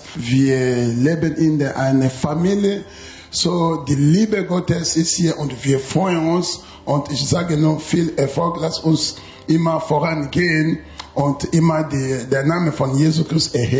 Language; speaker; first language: German; non-native, fluent; Romanian